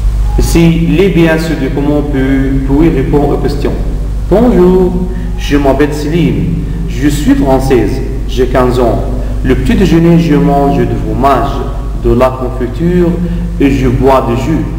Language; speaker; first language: French; non-native, fluent; Arabic